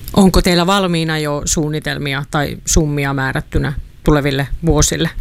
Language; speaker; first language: Finnish; native; Finnish